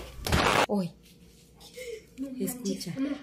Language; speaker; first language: Spanish; native; Spanish